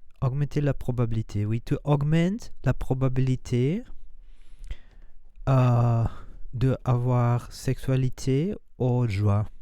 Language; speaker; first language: French; non-native, learner; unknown